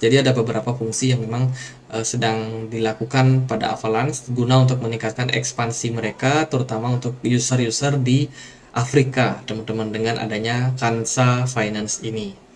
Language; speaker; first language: Indonesian; native; Indonesian